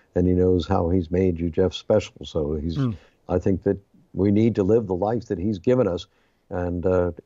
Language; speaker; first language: English; native; English